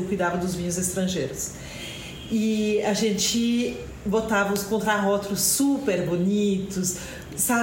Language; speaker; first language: Portuguese; non-native, fluent; French